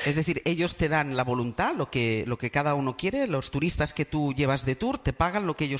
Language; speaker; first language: Spanish; native; Spanish